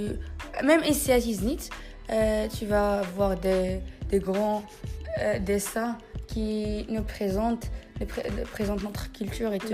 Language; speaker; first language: French; non-native, learner; Tachelhit